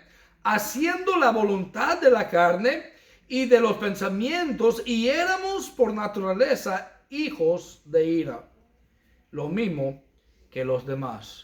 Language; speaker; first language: Spanish; non-native, fluent; English